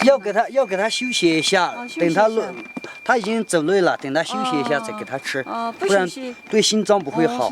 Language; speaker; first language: Chinese; native; Chinese